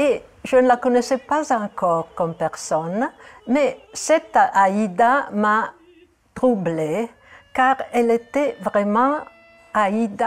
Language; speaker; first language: French; non-native, fluent; Italian